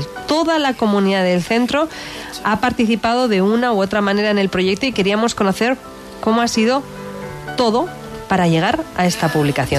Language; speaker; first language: Spanish; native; Spanish